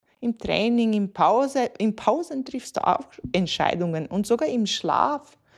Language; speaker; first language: German; non-native, fluent; Latvian